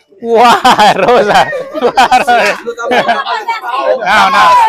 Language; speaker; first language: Portuguese; non-native, learner; Vietnamese